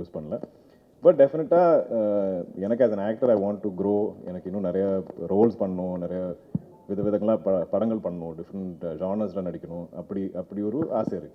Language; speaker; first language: Tamil; non-native, local second language; Malayalam